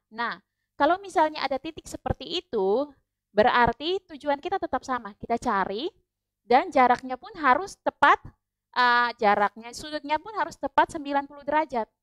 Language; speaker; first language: Indonesian; native; Indonesian